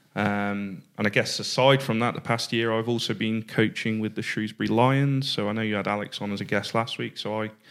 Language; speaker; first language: English; native; English